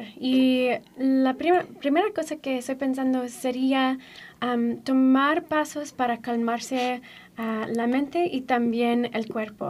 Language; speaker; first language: Spanish; non-native, fluent; English